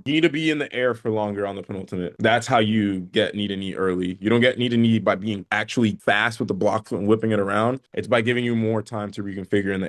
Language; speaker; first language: English; native; English